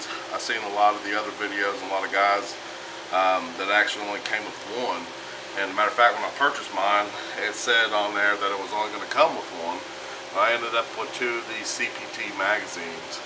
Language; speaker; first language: English; native; English